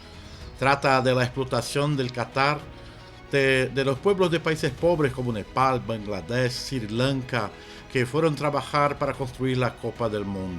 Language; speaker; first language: Spanish; non-native, fluent; Portuguese